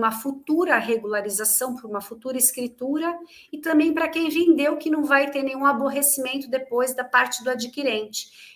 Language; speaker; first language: Portuguese; native; Portuguese